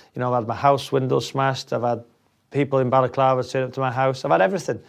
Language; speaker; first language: English; native; English